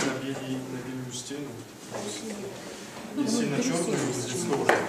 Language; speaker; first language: Russian; non-native, learner; French